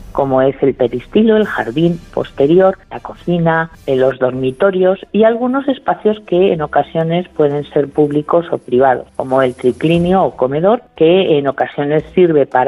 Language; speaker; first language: Spanish; native; Spanish